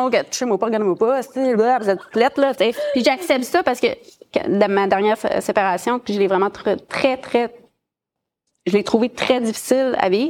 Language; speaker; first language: French; native; French